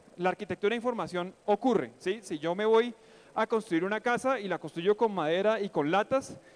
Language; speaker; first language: Spanish; native; Spanish